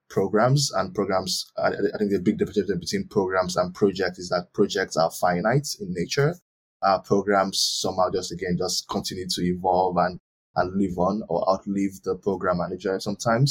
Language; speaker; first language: English; non-native, local second language; Yoruba